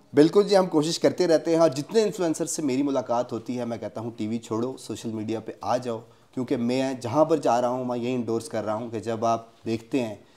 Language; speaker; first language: Urdu; native; Urdu